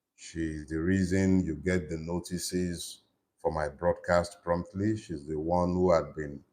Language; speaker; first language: English; non-native, local second language; Yoruba